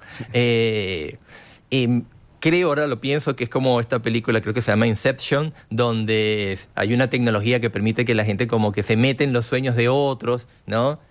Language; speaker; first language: Spanish; native; Spanish